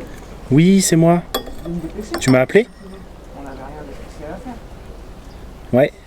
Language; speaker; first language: French; native; French